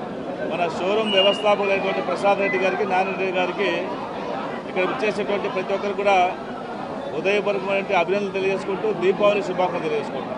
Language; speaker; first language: Telugu; native; Telugu